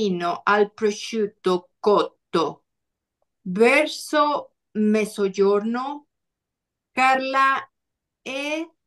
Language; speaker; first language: Italian; non-native, learner; Spanish